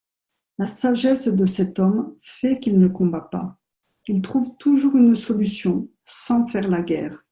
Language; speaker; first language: French; native; French